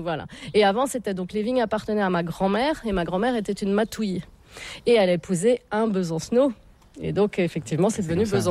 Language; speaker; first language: French; native; French